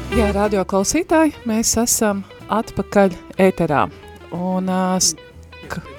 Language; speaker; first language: Latvian; native; Latvian